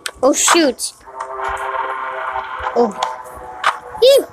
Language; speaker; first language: English; native; English